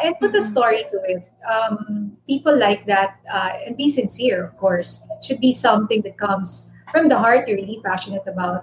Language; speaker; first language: English; non-native, local second language; Iloko